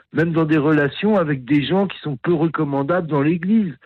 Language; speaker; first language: French; native; French